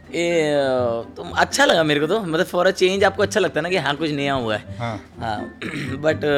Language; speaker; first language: Hindi; native; Hindi